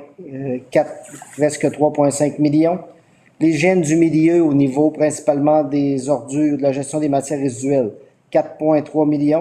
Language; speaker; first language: French; native; French